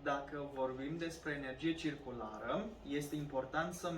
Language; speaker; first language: Romanian; native; Romanian